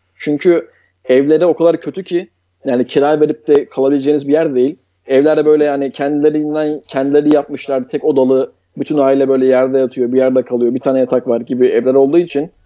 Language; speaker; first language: Turkish; native; Turkish